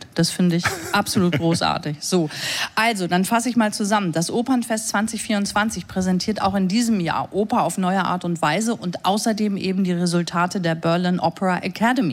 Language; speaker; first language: German; native; German